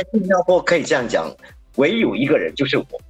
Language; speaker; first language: Chinese; native; Chinese